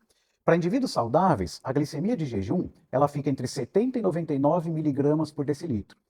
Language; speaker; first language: Portuguese; native; Portuguese